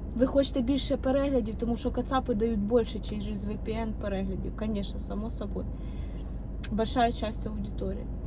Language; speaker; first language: Ukrainian; non-native, local second language; Russian